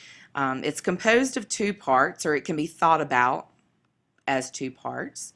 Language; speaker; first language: English; native; English